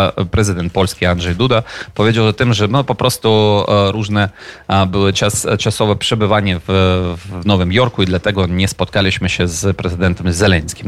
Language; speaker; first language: Polish; non-native, fluent; Ukrainian